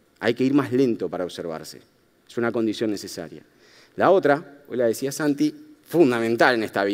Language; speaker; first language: Spanish; native; Spanish